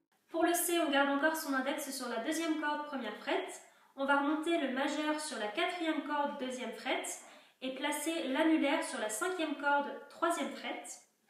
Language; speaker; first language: French; native; French